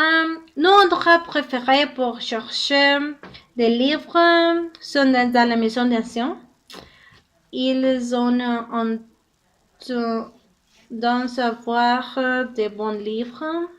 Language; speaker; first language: French; non-native, learner; Spanish